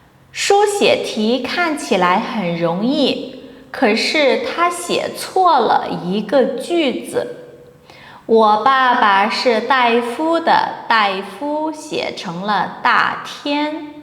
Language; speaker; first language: Chinese; non-native, fluent; Portuguese